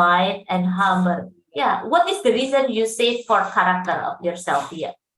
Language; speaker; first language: English; non-native, fluent; Indonesian